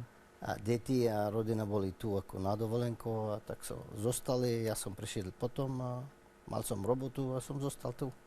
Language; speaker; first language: Slovak; non-native, learner; Arabic